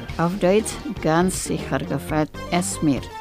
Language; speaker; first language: German; non-native, fluent; Indonesian